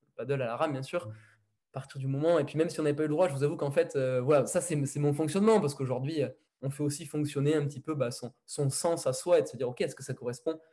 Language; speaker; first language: French; native; French